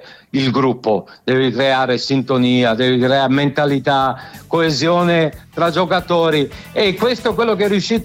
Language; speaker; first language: Italian; native; Italian